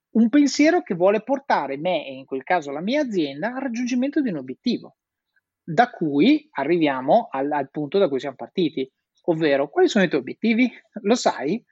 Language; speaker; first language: Italian; native; Italian